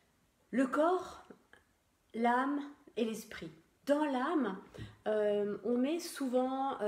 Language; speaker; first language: French; native; French